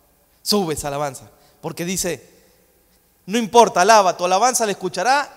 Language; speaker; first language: Spanish; native; Spanish